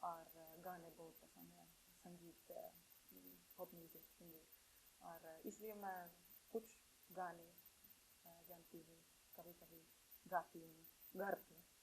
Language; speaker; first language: Hindi; non-native, fluent; Finnish